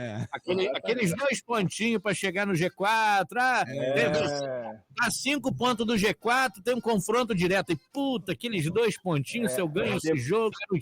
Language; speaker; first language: Portuguese; native; Portuguese